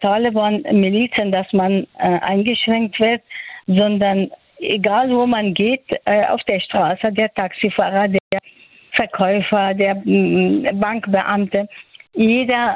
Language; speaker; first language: German; non-native, fluent; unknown